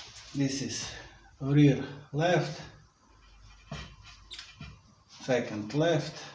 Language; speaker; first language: English; non-native, learner; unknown